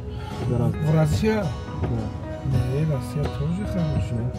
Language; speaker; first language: Russian; non-native, local second language; Tajik